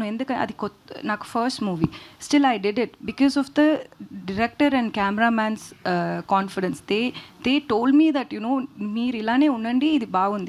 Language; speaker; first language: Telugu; non-native, learner; Tamil